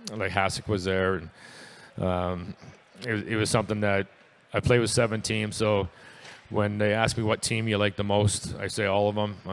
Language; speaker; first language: English; native; English